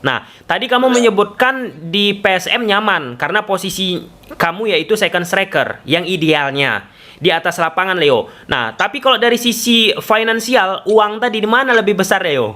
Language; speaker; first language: Indonesian; native; Indonesian